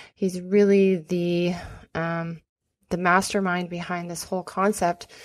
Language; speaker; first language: English; native; English